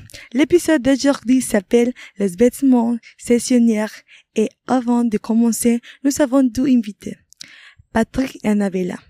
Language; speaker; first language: French; non-native, learner; Spanish